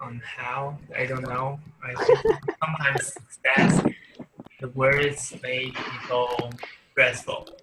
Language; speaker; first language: English; non-native, learner; Chinese